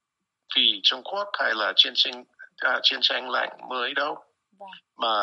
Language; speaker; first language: Vietnamese; non-native, fluent; English